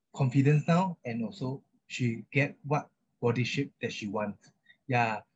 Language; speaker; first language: English; non-native, local second language; Chinese